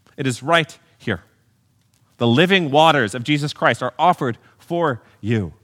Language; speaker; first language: English; native; English